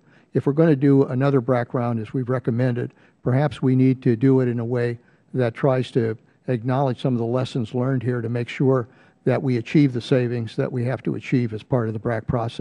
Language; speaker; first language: English; native; English